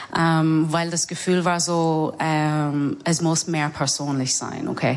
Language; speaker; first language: German; non-native, learner; English